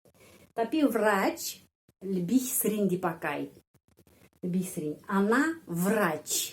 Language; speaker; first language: Indonesian; non-native, fluent; Russian